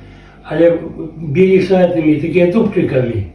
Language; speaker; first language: Polish; non-native, local second language; Belarusian